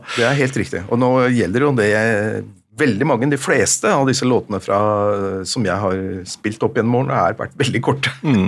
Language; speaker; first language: Norwegian; native; Norwegian